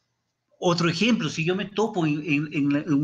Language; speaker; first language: Spanish; native; Spanish